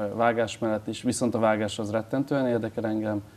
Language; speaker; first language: Hungarian; native; Hungarian